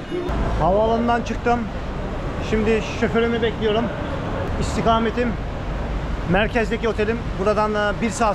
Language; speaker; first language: Turkish; native; Turkish